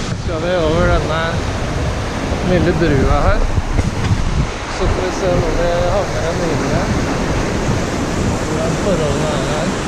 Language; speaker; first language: Norwegian; native; Norwegian